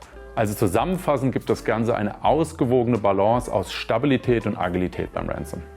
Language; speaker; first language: German; native; German